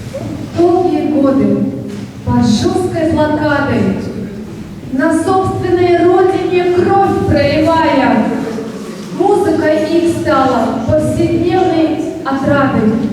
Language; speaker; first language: Russian; native; Russian